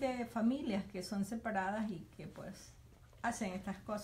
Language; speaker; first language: Spanish; native; Spanish